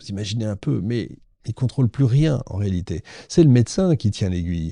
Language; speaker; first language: French; native; French